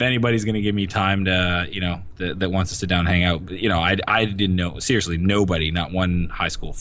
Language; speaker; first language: English; native; English